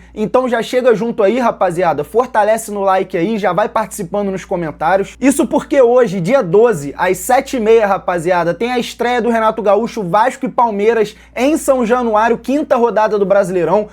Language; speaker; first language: Portuguese; native; Portuguese